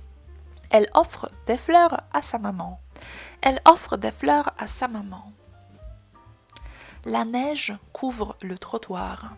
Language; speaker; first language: French; non-native, fluent; Polish